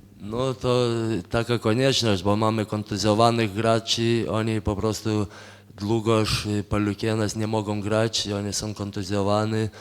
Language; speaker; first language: Polish; non-native, fluent; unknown